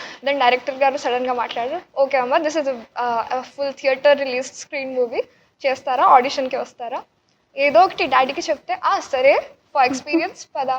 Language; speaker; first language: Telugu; non-native, learner; Odia